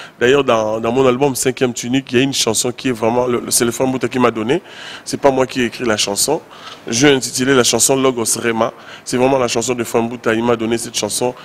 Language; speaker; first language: French; non-native, local second language; Lingala